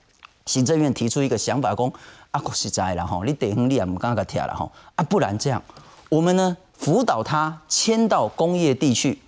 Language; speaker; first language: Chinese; native; Chinese